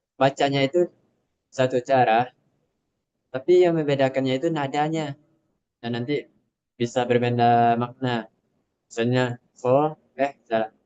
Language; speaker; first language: Indonesian; non-native, local second language; Minangkabau